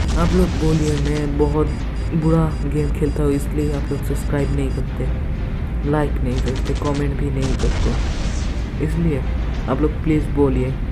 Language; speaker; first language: Hindi; non-native, fluent; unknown